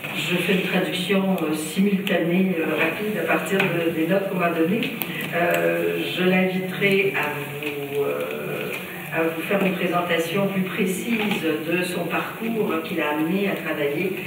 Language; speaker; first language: French; native; French